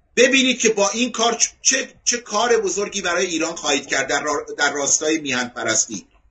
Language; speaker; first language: Persian; native; Persian